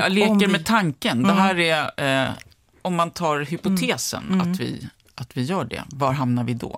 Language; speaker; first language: Swedish; native; Swedish